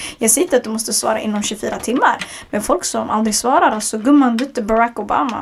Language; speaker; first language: Swedish; early bilingual, other home language; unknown